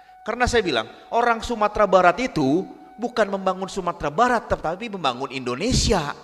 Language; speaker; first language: Indonesian; non-native, local second language; Minangkabau